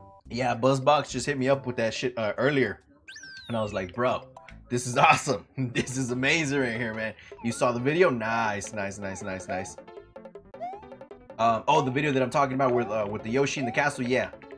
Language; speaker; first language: English; early bilingual, other home language; Spanish